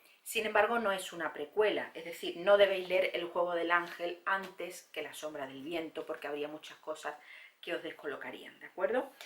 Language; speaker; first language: Spanish; native; Spanish